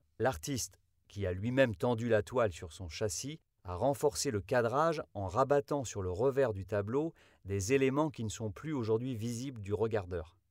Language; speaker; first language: French; native; French